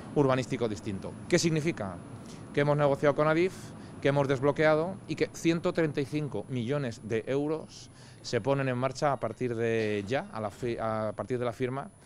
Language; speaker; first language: Spanish; native; Spanish